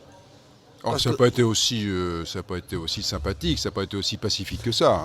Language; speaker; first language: French; native; French